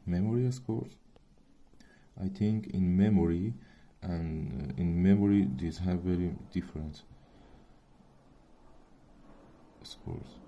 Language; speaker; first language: English; non-native, learner; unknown